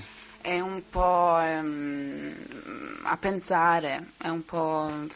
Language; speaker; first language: Italian; non-native, learner; Swedish